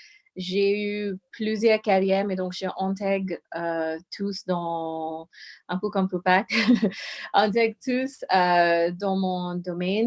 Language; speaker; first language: French; non-native, fluent; English